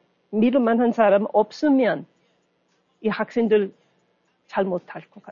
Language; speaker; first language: Korean; non-native, learner; English